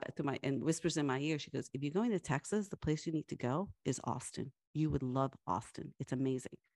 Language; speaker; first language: English; early bilingual, other home language; Spanish